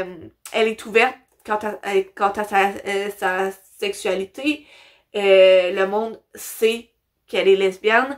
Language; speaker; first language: French; native; French